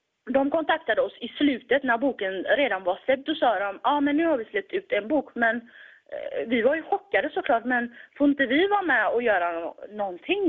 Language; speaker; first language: Swedish; early bilingual, other home language; Tigrinya